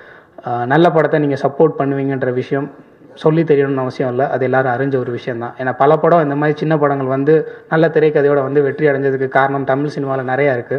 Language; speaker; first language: Tamil; native; Tamil